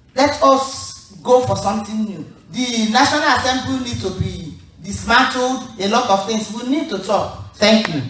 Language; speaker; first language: English; non-native, local second language; Igbo